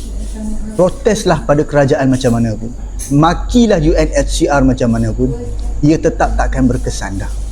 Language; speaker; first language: Malay; native; Malay